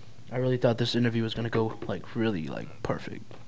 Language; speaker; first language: English; early bilingual, other home language; Spanish